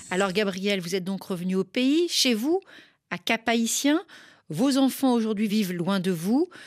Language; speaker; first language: French; native; French